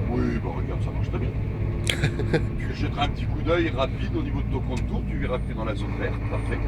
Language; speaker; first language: French; native; French